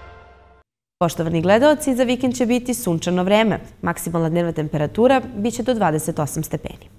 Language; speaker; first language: Serbian; native; Serbian